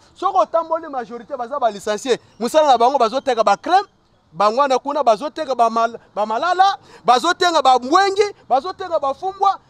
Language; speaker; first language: Lingala; non-native, local second language; Luba-Lulua